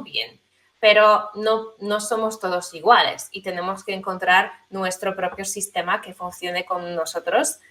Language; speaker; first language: Spanish; non-native, fluent; Polish